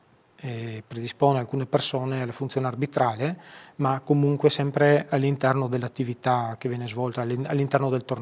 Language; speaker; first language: Italian; native; Italian